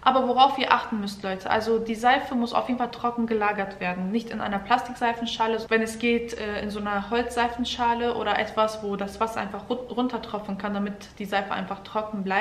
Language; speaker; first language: German; early bilingual, other home language; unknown